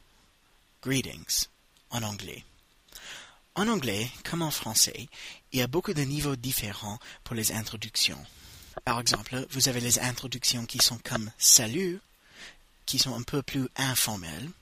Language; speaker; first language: French; non-native, fluent; English